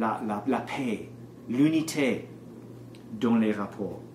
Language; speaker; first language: French; non-native, learner; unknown